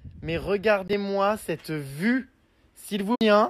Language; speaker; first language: French; native; French